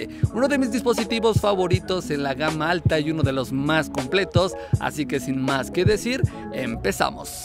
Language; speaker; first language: Spanish; native; Spanish